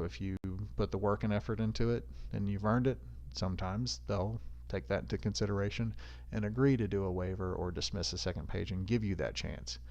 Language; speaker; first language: English; native; English